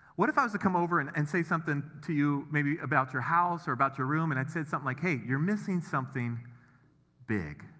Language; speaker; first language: English; native; English